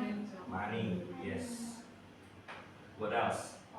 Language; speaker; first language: English; non-native, learner; Indonesian